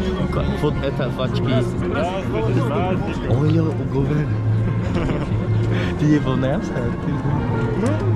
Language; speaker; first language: Russian; non-native, learner; Portuguese